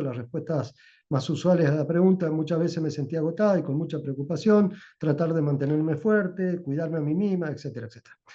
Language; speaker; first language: Spanish; native; Spanish